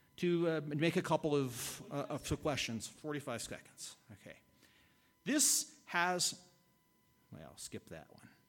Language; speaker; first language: English; native; English